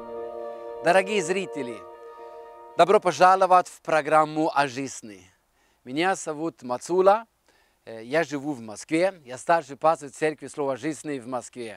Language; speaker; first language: Russian; non-native, fluent; Norwegian